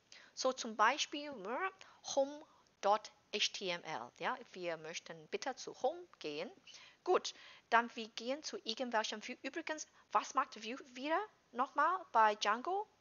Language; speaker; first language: German; non-native, fluent; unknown